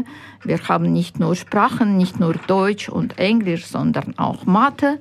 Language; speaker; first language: German; non-native, fluent; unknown